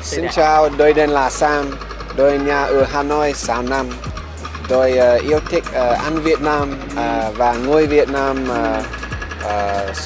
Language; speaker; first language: Vietnamese; non-native, learner; English